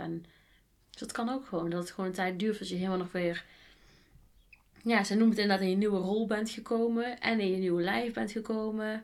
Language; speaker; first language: Dutch; native; Dutch